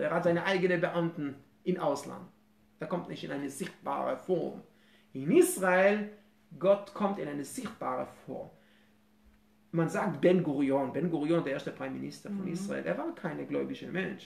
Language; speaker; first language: German; non-native, fluent; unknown